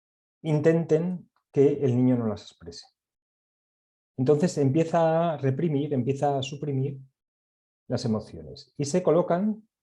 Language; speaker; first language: Spanish; native; Spanish